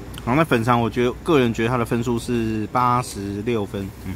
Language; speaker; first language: Chinese; native; Chinese